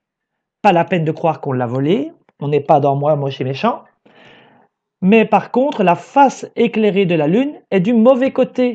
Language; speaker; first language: French; native; French